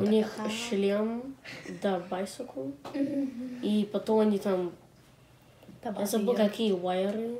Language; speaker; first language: Russian; early bilingual, heritage; English